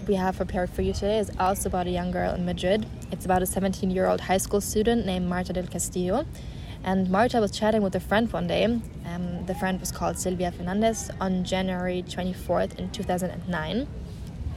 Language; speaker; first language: English; non-native, fluent; German